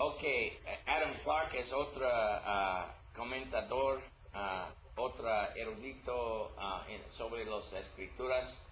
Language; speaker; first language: Spanish; non-native, learner; English